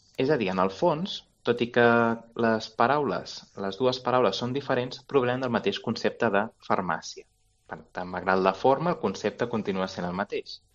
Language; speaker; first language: Catalan; native; Catalan